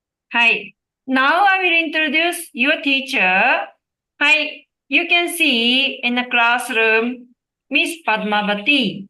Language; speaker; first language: English; non-native, learner; Japanese